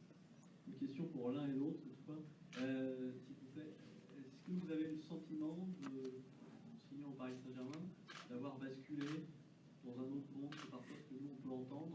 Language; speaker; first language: French; native; French